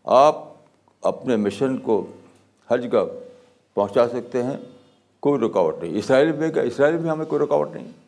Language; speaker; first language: Urdu; native; Urdu